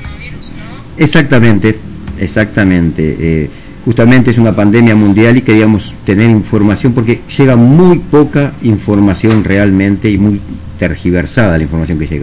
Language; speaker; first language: Spanish; native; Spanish